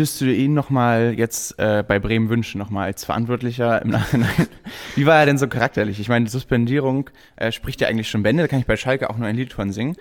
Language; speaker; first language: German; native; German